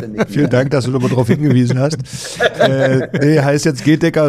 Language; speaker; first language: German; native; German